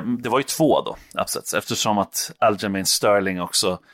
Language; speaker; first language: Swedish; native; Swedish